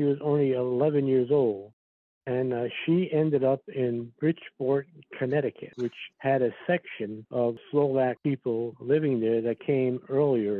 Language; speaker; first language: English; early bilingual, other home language; Slovak